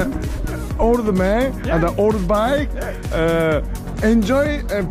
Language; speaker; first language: English; non-native, learner; Japanese